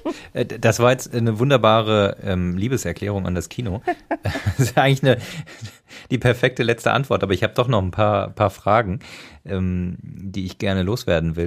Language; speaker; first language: German; native; German